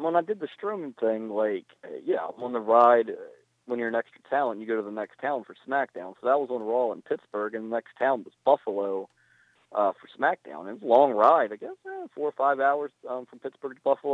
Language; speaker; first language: English; native; English